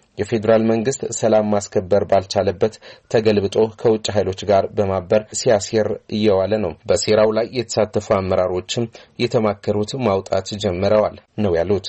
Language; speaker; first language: Amharic; non-native, local second language; Tigrinya